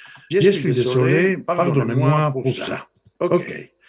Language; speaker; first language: French; non-native, learner; Spanish